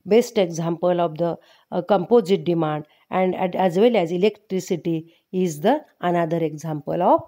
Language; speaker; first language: English; non-native, local second language; Marathi